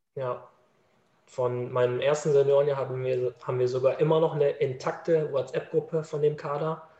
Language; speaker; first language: German; native; German